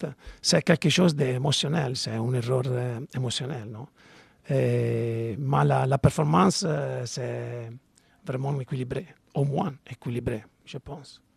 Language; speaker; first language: French; non-native, learner; Italian